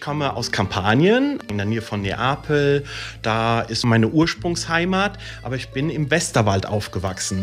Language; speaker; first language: German; early bilingual, other home language; Italian